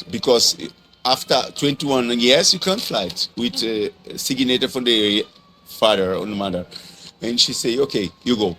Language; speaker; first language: English; non-native, learner; Portuguese